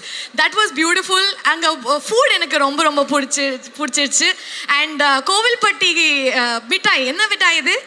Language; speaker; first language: Tamil; non-native, learner; Kannada